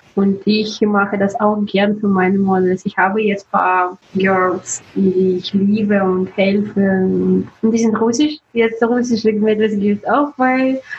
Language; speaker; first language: German; non-native, learner; Russian